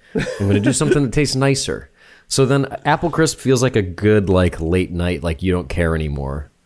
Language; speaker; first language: English; native; English